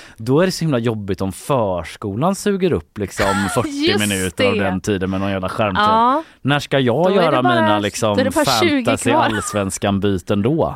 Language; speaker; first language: Swedish; native; Swedish